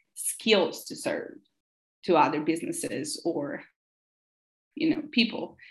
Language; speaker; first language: English; non-native, fluent; Italian